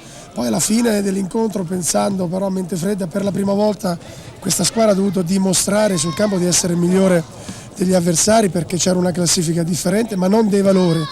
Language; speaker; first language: Italian; native; Italian